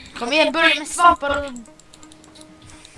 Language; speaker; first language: Swedish; native; Swedish